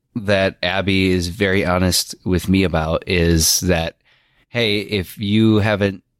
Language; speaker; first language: English; native; English